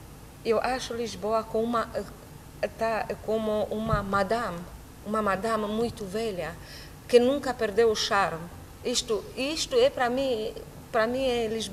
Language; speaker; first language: Portuguese; non-native, learner; Romanian